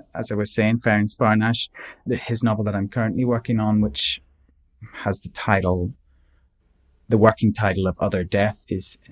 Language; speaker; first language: English; native; English